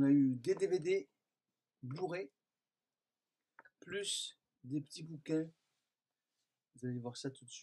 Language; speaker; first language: French; native; French